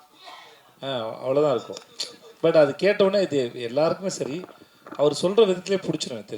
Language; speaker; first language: Tamil; native; Tamil